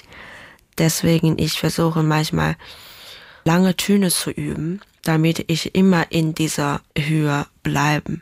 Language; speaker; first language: German; non-native, learner; Chinese